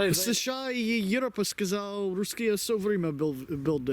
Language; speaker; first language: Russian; non-native, learner; English